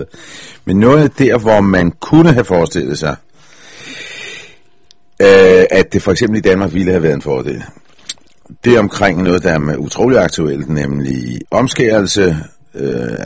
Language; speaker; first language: Danish; non-native, fluent; Hebrew